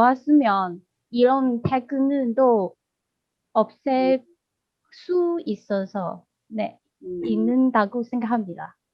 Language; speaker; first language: Korean; non-native, learner; Chinese